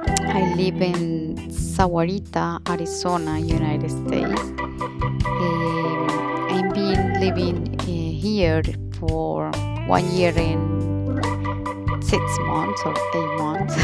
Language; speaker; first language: English; non-native, learner; Spanish